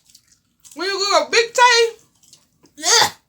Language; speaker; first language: English; native; English